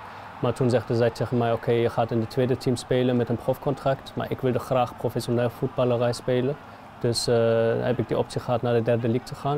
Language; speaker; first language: Dutch; non-native, fluent; German